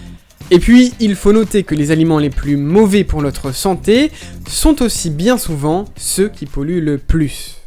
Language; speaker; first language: French; native; French